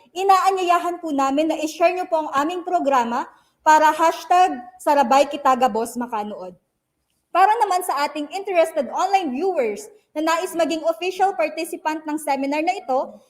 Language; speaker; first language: Filipino; native; Filipino